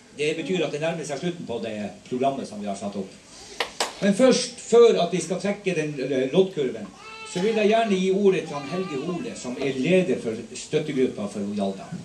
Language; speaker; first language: Norwegian; native; Norwegian